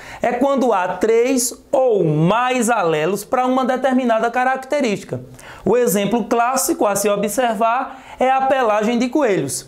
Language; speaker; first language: Portuguese; native; Portuguese